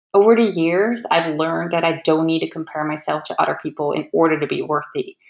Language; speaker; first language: English; non-native, fluent; Dutch